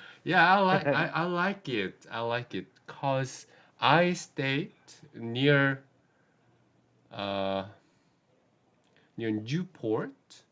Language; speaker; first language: English; non-native, learner; Korean